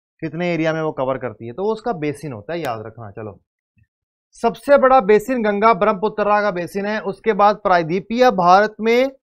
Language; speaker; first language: Hindi; native; Hindi